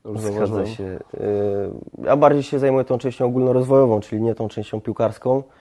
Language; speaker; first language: Polish; early bilingual, heritage; Polish